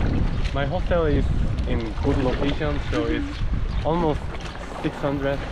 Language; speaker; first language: English; non-native, learner; Korean